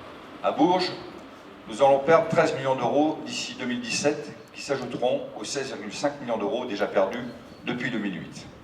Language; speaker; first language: French; native; French